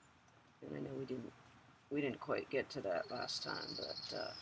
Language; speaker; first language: English; native; English